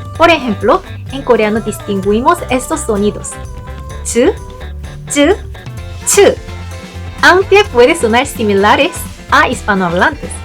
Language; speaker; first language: Spanish; non-native, fluent; Korean